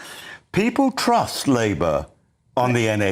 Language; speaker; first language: English; native; English